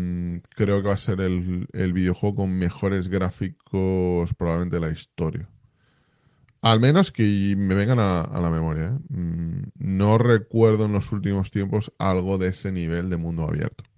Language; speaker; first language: Spanish; native; Spanish